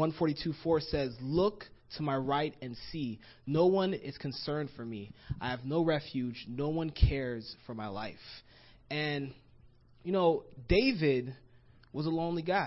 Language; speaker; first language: English; native; English